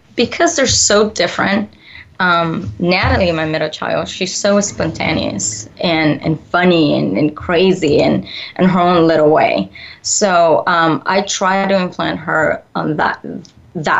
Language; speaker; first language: English; early bilingual, other home language; Spanish